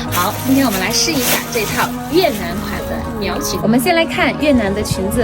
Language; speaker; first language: Chinese; native; Chinese